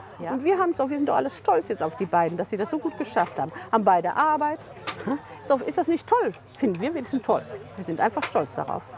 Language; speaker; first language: German; native; German